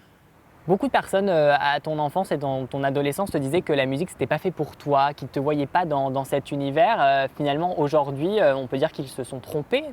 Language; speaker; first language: French; native; French